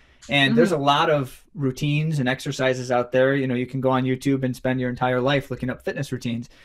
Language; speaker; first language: English; native; English